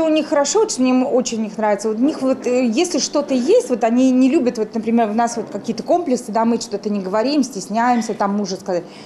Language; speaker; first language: Russian; native; Russian